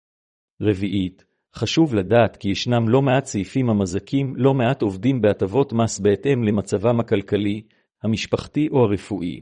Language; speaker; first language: Hebrew; native; Hebrew